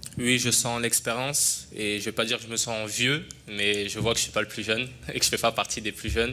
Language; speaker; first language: French; native; French